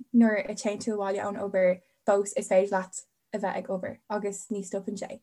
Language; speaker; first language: Irish; non-native, local second language; English